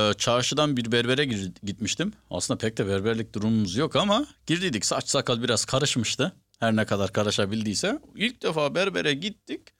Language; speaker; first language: Turkish; early bilingual, heritage; Turkish